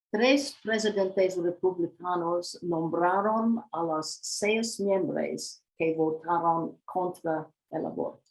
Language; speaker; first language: Spanish; non-native, learner; English